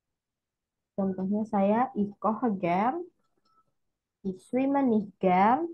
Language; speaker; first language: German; non-native, fluent; Indonesian